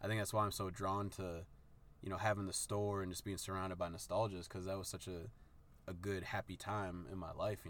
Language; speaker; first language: English; native; English